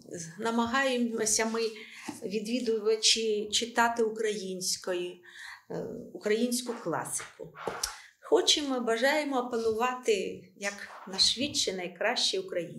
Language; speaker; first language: Ukrainian; non-native, local second language; Russian